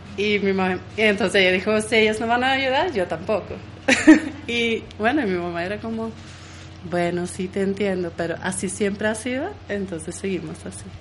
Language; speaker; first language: Spanish; non-native, fluent; Swedish